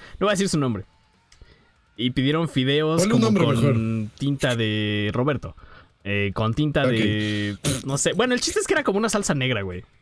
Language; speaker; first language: Spanish; native; Spanish